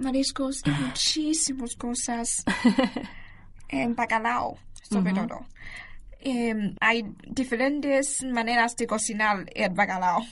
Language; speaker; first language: Spanish; non-native, learner; Chinese